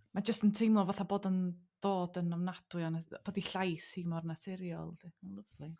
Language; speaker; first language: Welsh; native; Welsh